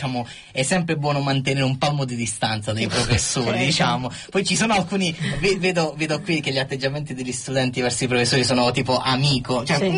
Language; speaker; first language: Italian; native; Italian